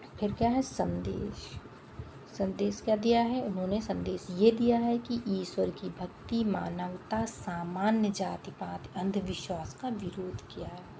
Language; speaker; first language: Hindi; native; Hindi